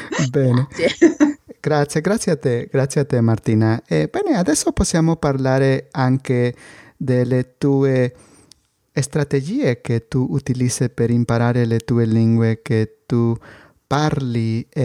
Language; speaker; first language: Italian; non-native, fluent; Spanish